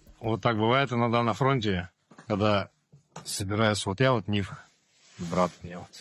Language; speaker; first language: Russian; non-native, fluent; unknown